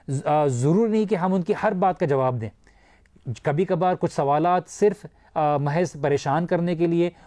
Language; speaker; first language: Urdu; native; Urdu